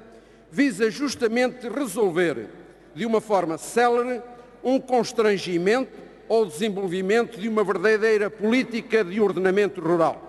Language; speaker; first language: Portuguese; native; Portuguese